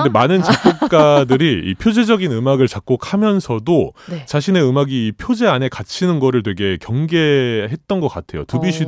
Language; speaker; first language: Korean; native; Korean